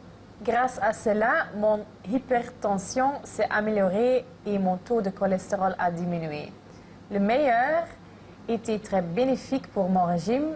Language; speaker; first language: French; non-native, local second language; Dutch